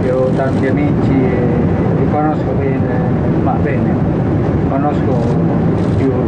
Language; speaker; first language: Italian; early bilingual, heritage; Spanish